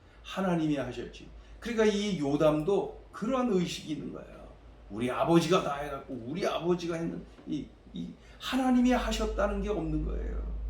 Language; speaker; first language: Korean; native; Korean